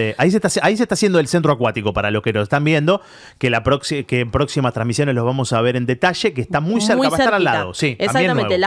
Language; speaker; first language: Spanish; native; Spanish